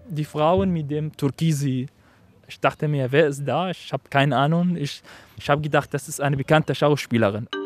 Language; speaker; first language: German; non-native, learner; Arabic